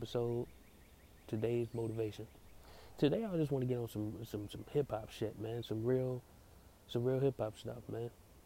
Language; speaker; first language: English; native; English